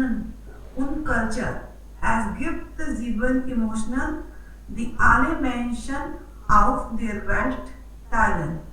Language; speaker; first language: German; non-native, learner; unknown